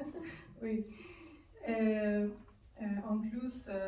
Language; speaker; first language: French; non-native, learner; Persian